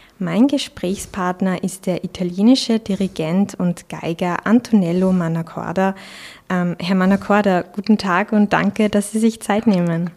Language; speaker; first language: German; native; German